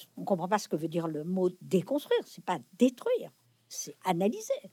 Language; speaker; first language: French; native; French